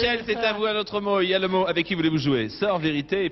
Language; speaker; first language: French; native; French